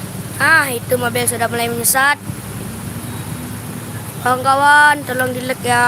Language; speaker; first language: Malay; non-native, local second language; Minangkabau